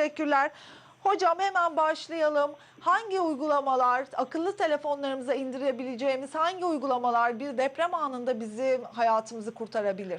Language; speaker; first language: Turkish; native; Turkish